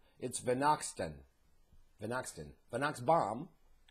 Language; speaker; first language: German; non-native, learner; English